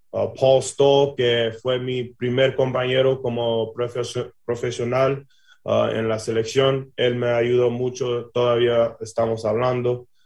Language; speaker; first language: Spanish; early bilingual, heritage; English